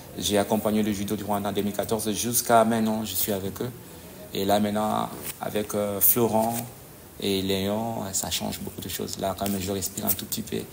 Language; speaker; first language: French; non-native, local second language; Lingala